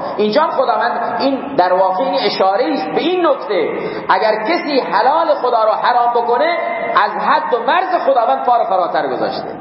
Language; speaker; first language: Persian; non-native, local second language; Baluchi